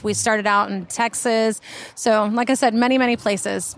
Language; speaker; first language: English; native; English